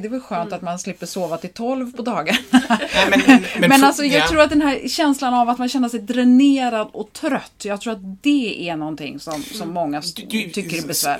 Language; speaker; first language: Swedish; native; Swedish